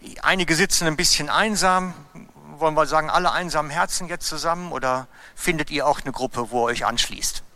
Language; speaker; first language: German; native; German